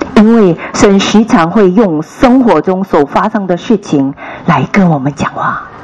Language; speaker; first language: Chinese; non-native, fluent; Korean